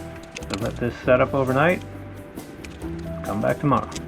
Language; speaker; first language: English; native; English